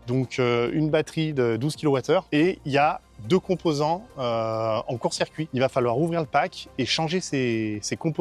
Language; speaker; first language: French; native; French